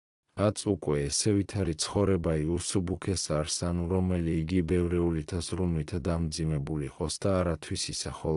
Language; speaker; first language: Georgian; native; Georgian